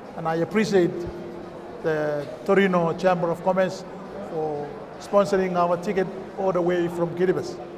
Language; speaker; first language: English; non-native, fluent; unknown